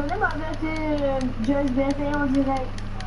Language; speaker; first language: French; non-native, local second language; Réunion Creole French